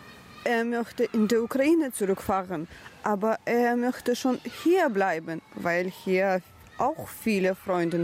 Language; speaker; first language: German; non-native, learner; Ukrainian